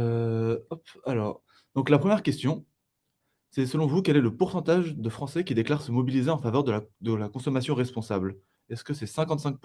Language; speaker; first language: French; native; French